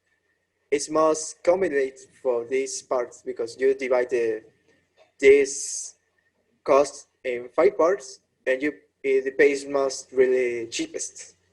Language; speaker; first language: English; non-native, learner; Spanish